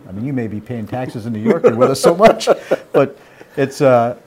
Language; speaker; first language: English; native; English